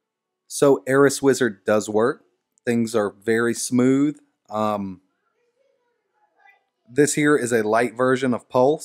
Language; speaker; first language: English; native; English